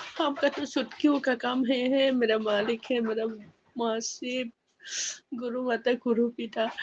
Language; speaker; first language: Hindi; non-native, local second language; Assamese